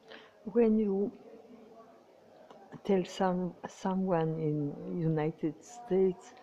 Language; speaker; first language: English; non-native, learner; Croatian